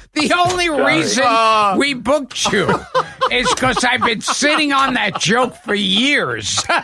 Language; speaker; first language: English; native; English